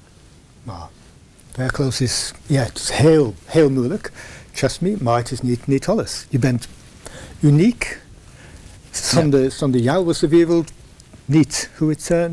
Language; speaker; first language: Dutch; non-native, fluent; English